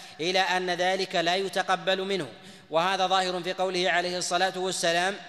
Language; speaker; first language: Arabic; native; Arabic